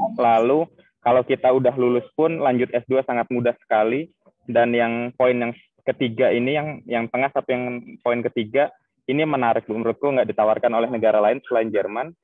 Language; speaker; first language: Indonesian; native; Indonesian